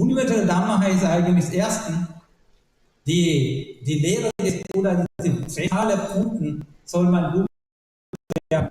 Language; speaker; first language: German; non-native, learner; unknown